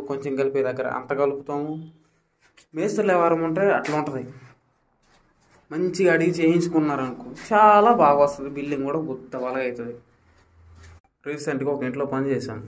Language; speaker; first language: Telugu; native; Telugu